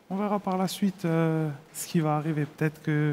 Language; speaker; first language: French; native; French